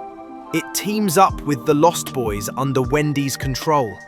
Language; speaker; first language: English; native; English